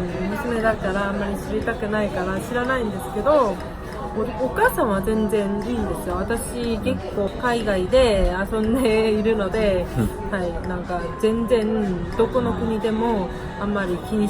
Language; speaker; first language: Japanese; non-native, fluent; Korean